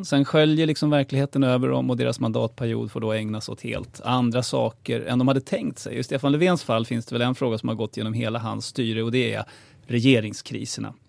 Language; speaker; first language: Swedish; native; Swedish